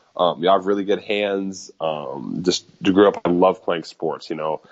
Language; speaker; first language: English; native; English